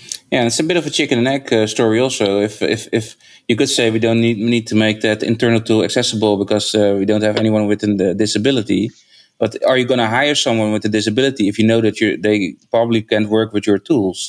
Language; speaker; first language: English; non-native, fluent; Dutch